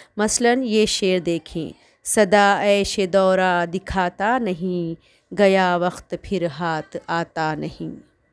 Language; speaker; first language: Urdu; native; Urdu